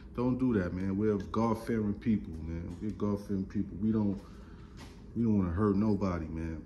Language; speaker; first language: English; native; English